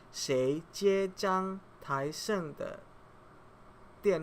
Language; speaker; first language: Chinese; non-native, fluent; Indonesian